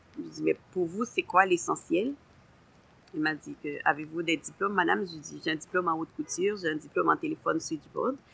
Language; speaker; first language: French; non-native, local second language; Haitian Creole